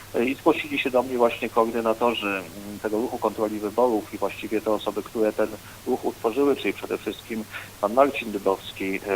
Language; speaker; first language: Polish; native; Polish